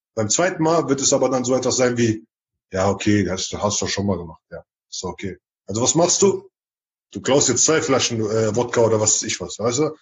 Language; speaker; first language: German; early bilingual, other home language; Chechen